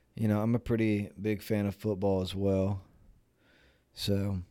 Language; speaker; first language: English; native; English